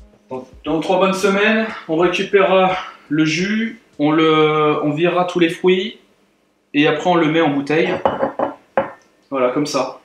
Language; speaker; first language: French; native; French